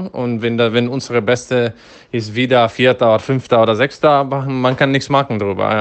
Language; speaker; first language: German; non-native, fluent; Dutch